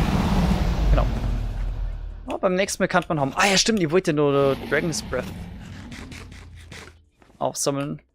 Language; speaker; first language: German; native; German